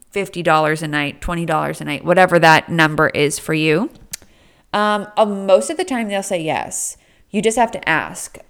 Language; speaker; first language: English; native; English